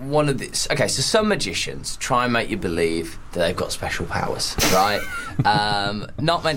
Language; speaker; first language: English; native; English